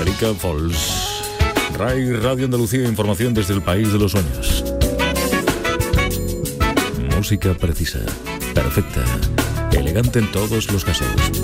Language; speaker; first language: Spanish; native; Spanish